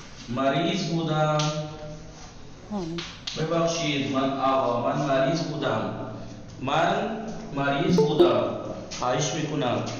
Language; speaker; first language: Persian; non-native, fluent; Urdu